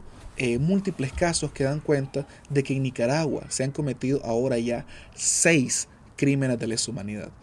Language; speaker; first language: Spanish; native; Spanish